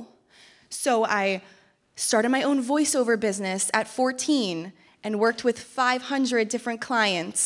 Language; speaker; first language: English; native; English